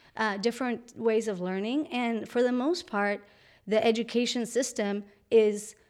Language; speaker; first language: English; non-native, fluent; Spanish